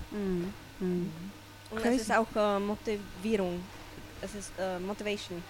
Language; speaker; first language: German; non-native, learner; Czech